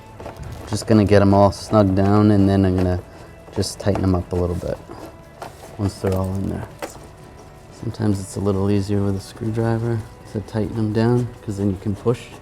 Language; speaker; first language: English; native; English